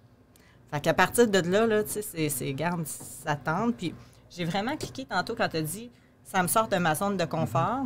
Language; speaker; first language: French; native; French